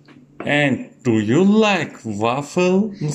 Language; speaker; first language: English; non-native, learner; Turkish